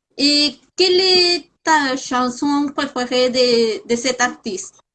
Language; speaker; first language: French; non-native, fluent; Spanish